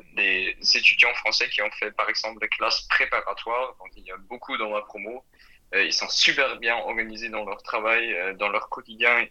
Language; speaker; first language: French; non-native, fluent; German